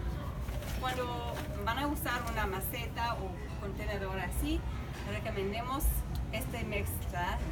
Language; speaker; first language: Spanish; non-native, fluent; English